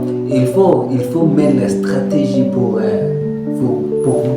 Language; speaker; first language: French; non-native, learner; Kalenjin